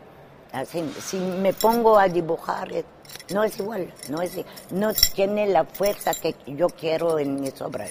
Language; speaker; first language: Spanish; non-native, fluent; French